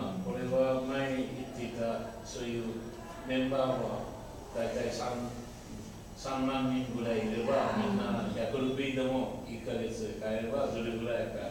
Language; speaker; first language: Japanese; non-native, learner; Bangla